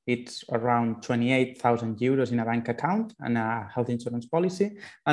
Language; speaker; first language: English; non-native, fluent; Spanish